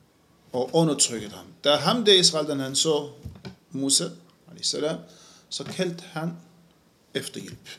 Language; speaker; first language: Danish; non-native, fluent; Arabic